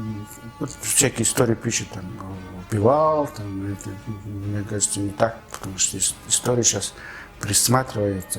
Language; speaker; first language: Russian; non-native, fluent; Mongolian